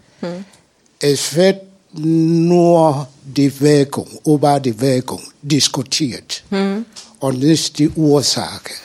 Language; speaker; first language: German; non-native, learner; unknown